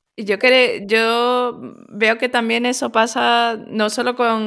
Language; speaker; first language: Spanish; early bilingual, other home language; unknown